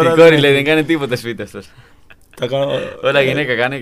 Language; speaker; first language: Greek; non-native, learner; Spanish